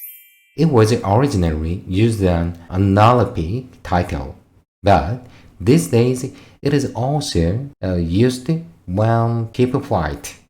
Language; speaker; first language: English; non-native, fluent; Korean